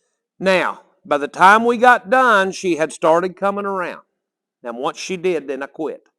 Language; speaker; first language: English; native; English